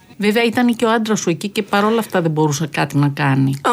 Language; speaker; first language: Greek; native; Greek